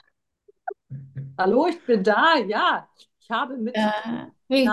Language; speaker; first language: German; non-native, learner; Turkish